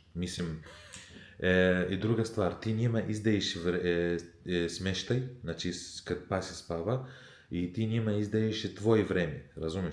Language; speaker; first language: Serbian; non-native, learner; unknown